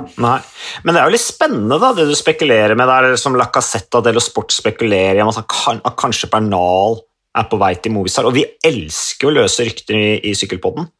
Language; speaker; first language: Norwegian; native; Norwegian